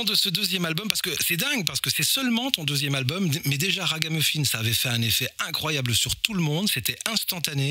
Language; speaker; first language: French; native; French